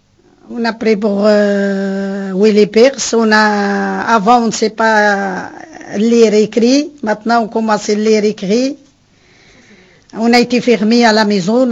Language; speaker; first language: French; non-native, learner; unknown